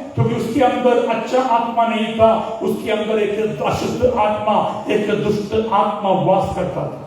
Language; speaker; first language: Hindi; non-native, local second language; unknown